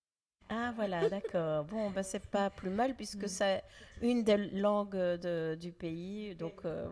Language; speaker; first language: French; native; French